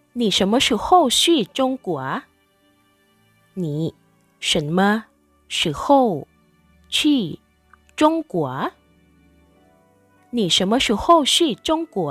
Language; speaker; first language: Chinese; non-native, fluent; Thai